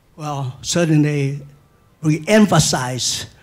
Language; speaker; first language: English; non-native, fluent; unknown